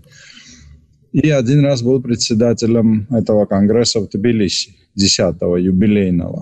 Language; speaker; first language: Russian; non-native, local second language; Georgian